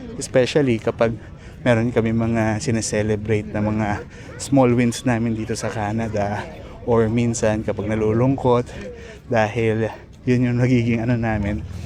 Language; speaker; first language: Filipino; native; Filipino